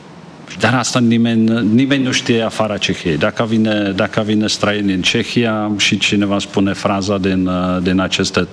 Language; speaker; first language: Romanian; non-native, learner; Czech